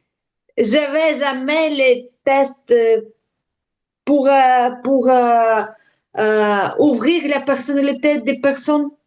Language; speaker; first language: French; non-native, learner; Ukrainian